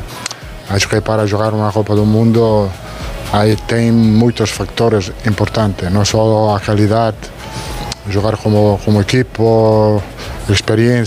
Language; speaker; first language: Portuguese; non-native, fluent; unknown